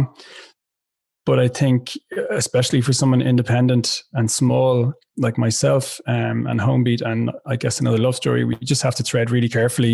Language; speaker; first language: English; native; English